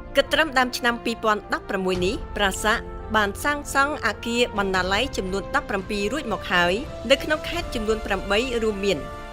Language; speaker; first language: Khmer; native; Khmer